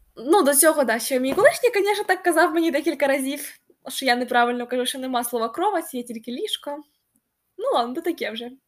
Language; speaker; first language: Ukrainian; non-native, local second language; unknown